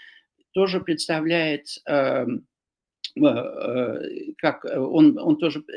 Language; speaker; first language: Russian; non-native, fluent; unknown